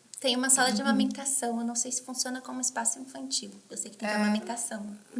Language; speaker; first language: Portuguese; native; Portuguese